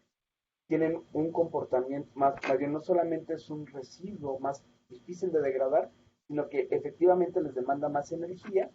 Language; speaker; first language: Spanish; native; Spanish